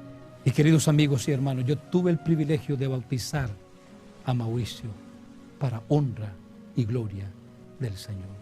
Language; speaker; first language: Spanish; native; Spanish